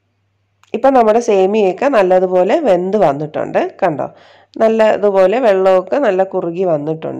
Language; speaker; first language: Malayalam; native; Malayalam